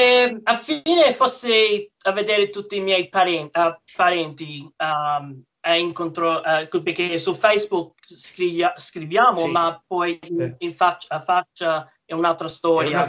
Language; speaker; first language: Italian; early bilingual, heritage; English